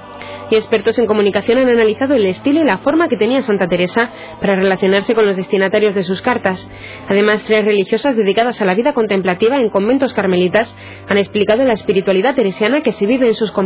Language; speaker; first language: Spanish; native; Spanish